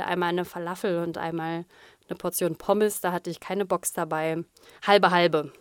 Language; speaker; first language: German; native; German